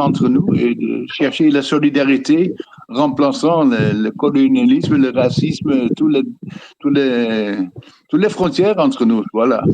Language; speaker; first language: French; non-native, fluent; Dutch